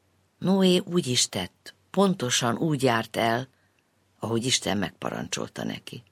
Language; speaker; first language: Hungarian; native; Hungarian